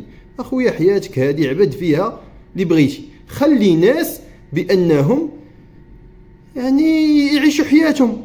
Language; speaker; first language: Arabic; native; Arabic